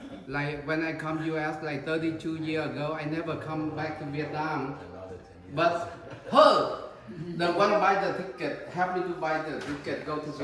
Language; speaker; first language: English; non-native, fluent; Vietnamese